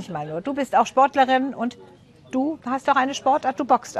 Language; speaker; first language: German; native; German